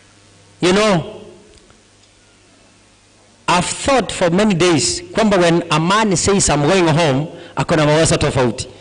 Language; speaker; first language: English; non-native, local second language; Gusii